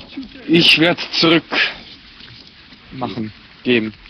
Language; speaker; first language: German; non-native, learner; Croatian